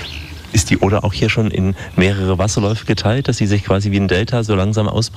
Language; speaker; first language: German; native; German